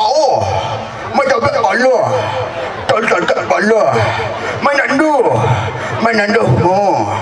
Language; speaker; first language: Hindi; non-native, local second language; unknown